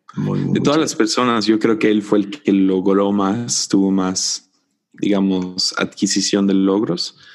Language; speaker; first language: Spanish; native; Spanish